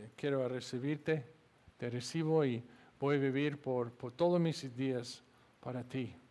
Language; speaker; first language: Spanish; non-native, learner; English